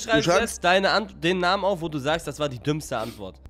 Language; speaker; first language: German; native; German